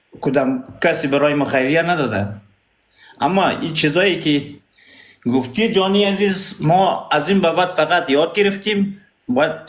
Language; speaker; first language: Persian; non-native, local second language; Pashto